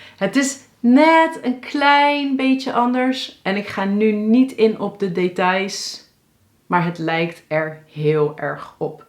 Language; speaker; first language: Dutch; native; Dutch